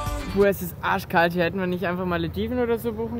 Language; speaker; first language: German; native; German